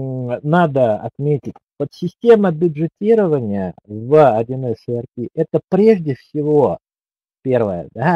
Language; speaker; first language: Russian; native; Russian